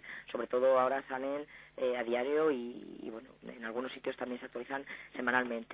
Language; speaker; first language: Spanish; native; Spanish